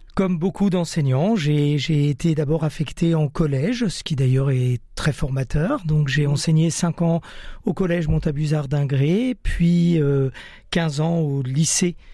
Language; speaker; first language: French; early bilingual, other home language; Italian